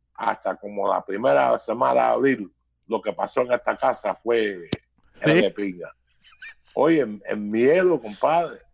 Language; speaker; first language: Spanish; early bilingual, heritage; Spanish